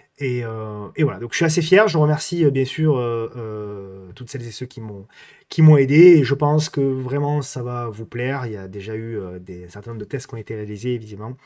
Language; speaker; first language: French; native; French